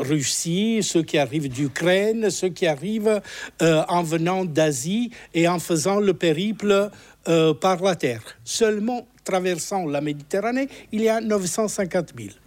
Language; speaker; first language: French; non-native, fluent; Italian